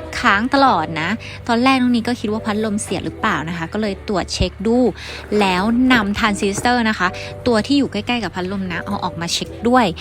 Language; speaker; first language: Thai; native; Thai